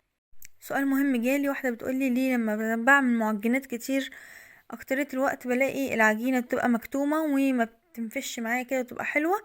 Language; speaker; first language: Arabic; native; Arabic